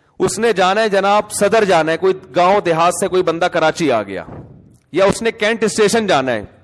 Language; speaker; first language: Urdu; native; Urdu